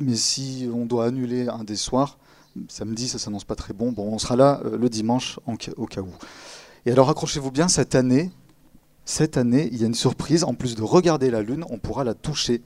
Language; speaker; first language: French; native; French